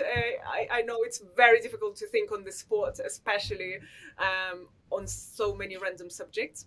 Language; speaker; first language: English; non-native, fluent; Russian